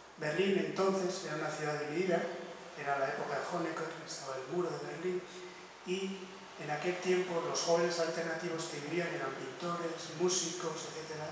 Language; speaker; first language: Spanish; non-native, local second language; Basque